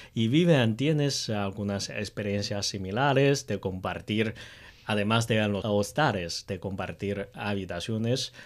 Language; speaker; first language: Spanish; non-native, fluent; Chinese